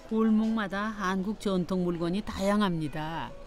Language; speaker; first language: Korean; native; Korean